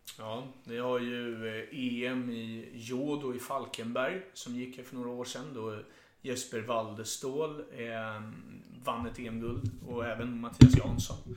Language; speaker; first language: Swedish; native; Swedish